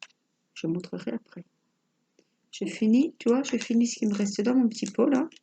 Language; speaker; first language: French; native; French